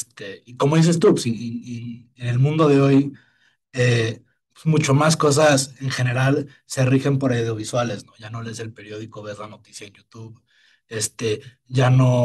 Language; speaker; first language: Spanish; native; Spanish